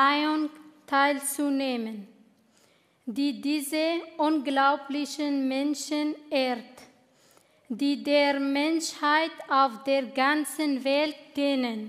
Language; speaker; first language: German; non-native, fluent; Kurdish